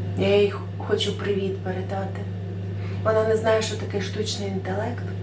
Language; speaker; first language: Ukrainian; non-native, local second language; Russian